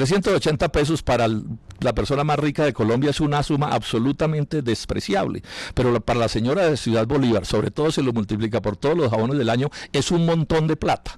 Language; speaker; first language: Spanish; native; Spanish